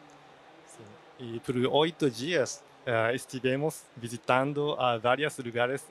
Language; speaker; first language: Portuguese; non-native, learner; Japanese